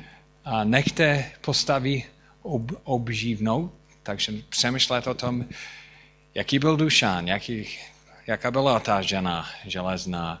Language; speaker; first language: Czech; non-native, fluent; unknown